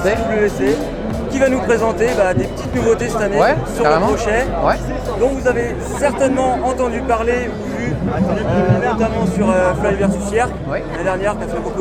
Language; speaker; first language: French; native; French